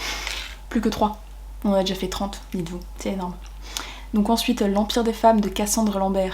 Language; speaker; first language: French; native; French